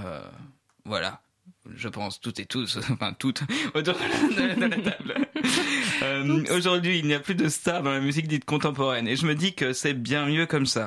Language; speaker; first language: French; native; French